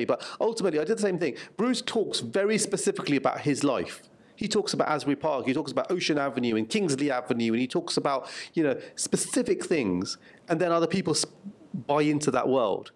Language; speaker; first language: English; native; English